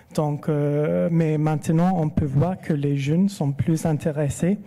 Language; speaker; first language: French; non-native, fluent; English